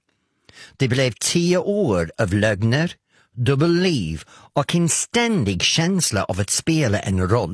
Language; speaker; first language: Swedish; non-native, fluent; English